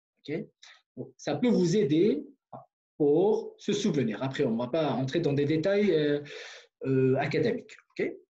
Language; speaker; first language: French; non-native, fluent; Kurdish